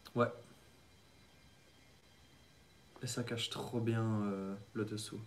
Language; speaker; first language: French; native; French